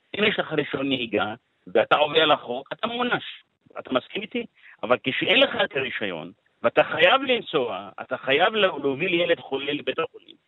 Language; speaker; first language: Hebrew; non-native, local second language; Arabic